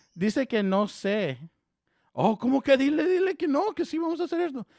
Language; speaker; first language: Spanish; early bilingual, other home language; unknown